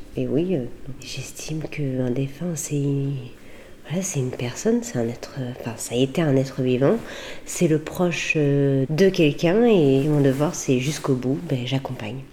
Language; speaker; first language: French; native; French